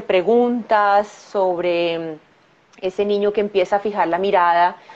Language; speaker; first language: Spanish; native; Spanish